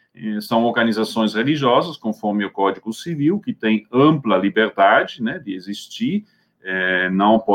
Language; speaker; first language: Portuguese; non-native, fluent; Swiss German